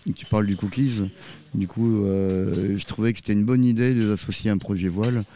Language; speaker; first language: French; native; French